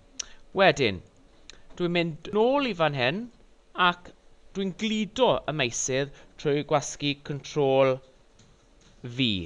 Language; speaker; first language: Welsh; non-native, local second language; English